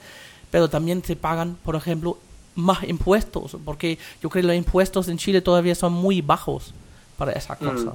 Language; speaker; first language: Spanish; non-native, fluent; German